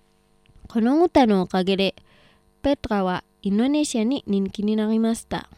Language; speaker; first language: Japanese; non-native, fluent; Indonesian